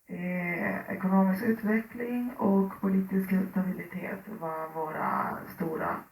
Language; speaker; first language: Swedish; early bilingual, other home language; Spanish